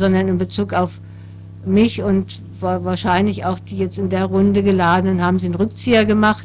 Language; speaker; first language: German; native; German